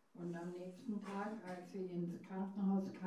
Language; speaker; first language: German; non-native, fluent; English